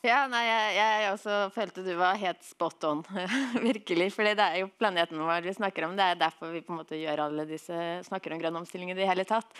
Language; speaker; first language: Norwegian; native; Norwegian